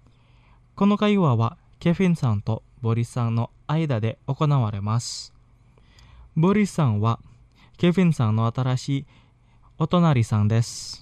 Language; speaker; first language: Japanese; non-native, fluent; Indonesian